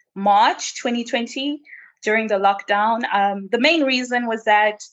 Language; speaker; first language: English; non-native, local second language; Nyanja